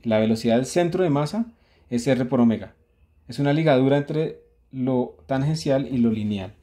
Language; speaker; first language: Spanish; native; Spanish